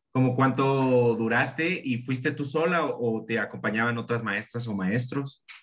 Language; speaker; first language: Spanish; native; Spanish